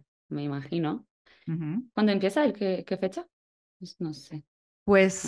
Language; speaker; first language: Spanish; non-native, fluent; Polish